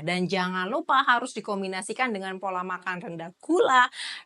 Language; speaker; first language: Indonesian; native; Indonesian